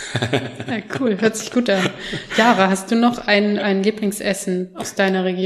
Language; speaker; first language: German; native; German